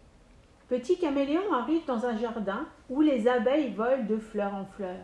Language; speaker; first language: French; native; French